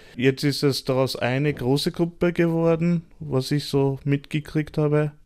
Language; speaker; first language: German; early bilingual, other home language; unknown